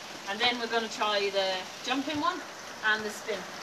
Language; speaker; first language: English; native; English